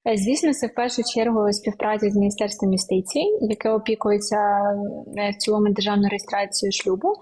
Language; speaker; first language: Ukrainian; native; Ukrainian